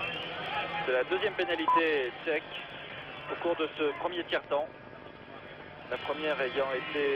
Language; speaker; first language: French; native; French